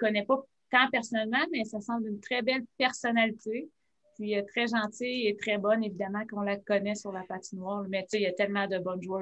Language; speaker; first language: French; native; French